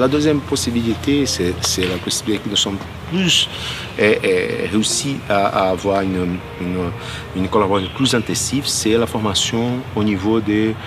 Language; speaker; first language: French; non-native, fluent; Portuguese